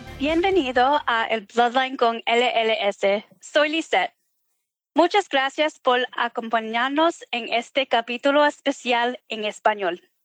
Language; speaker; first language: Spanish; early bilingual, heritage; Spanish